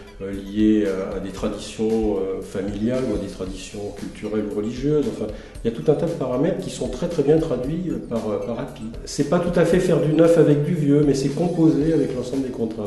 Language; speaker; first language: French; native; French